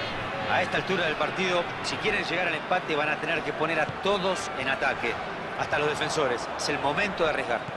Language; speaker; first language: Spanish; native; Spanish